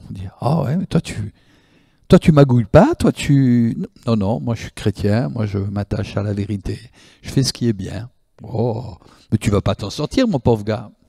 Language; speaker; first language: French; native; French